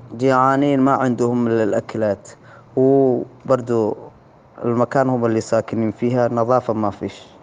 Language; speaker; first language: Arabic; non-native, local second language; Somali